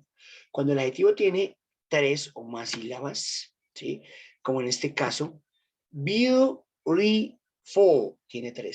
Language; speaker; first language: Spanish; native; Spanish